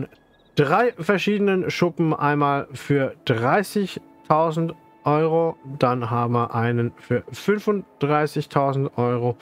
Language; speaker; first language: German; native; German